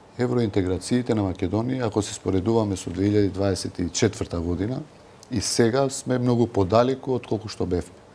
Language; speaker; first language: Macedonian; non-native, local second language; Albanian